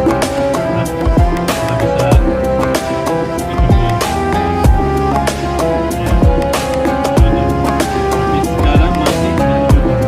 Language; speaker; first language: Indonesian; non-native, learner; Turkish